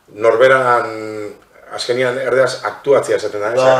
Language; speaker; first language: Basque; native; Basque